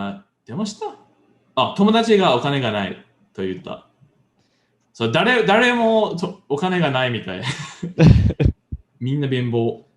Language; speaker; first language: Japanese; non-native, learner; English